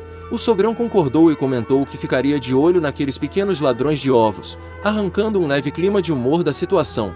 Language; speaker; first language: Portuguese; native; Portuguese